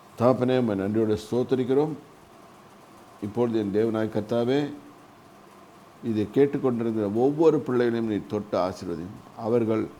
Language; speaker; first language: Tamil; native; Tamil